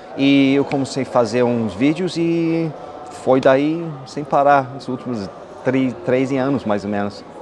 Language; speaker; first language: Portuguese; non-native, fluent; English